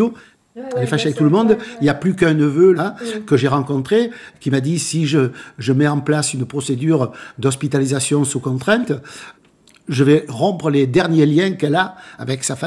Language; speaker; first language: French; native; French